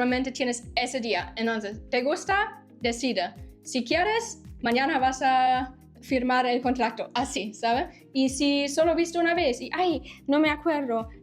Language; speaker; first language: Spanish; non-native, fluent; German